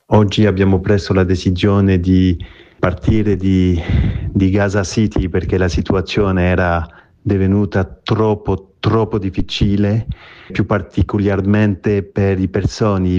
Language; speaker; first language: Italian; non-native, fluent; French